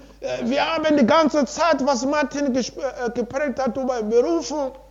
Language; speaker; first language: German; non-native, learner; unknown